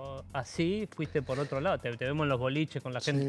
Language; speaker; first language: Spanish; native; Spanish